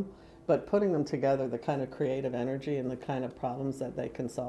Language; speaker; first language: English; native; English